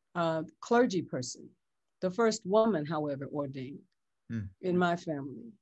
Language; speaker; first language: English; native; English